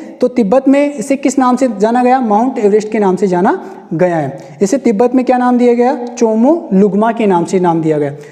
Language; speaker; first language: Hindi; native; Hindi